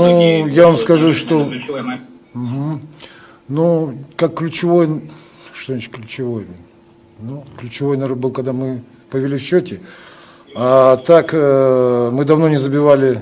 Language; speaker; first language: Russian; native; Russian